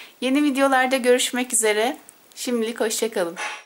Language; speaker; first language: Turkish; native; Turkish